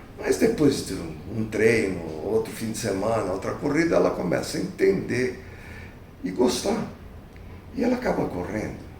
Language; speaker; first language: Portuguese; early bilingual, other home language; Italian